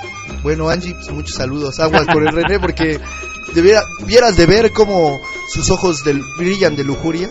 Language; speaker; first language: Spanish; native; Spanish